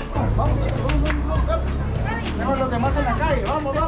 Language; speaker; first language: Spanish; native; Spanish